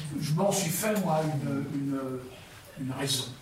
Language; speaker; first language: French; early bilingual, heritage; Russian